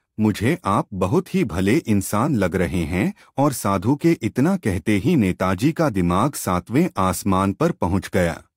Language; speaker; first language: Hindi; non-native, local second language; Gujarati